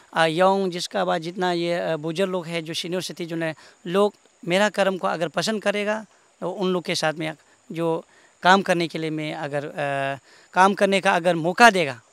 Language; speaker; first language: Hindi; non-native, local second language; Nyishi